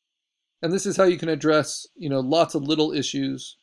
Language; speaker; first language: English; native; English